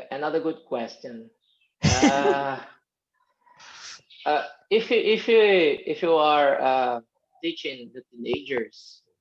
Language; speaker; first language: English; non-native, fluent; Portuguese